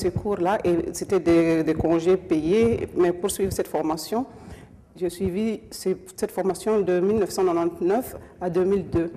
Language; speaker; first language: French; non-native, local second language; Mossi